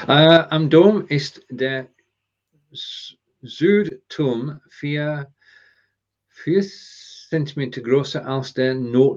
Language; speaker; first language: German; non-native, learner; English